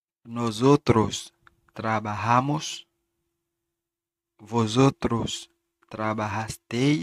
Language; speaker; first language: Spanish; non-native, fluent; Haitian Creole